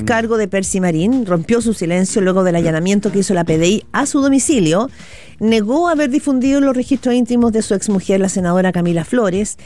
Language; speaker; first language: Spanish; native; Spanish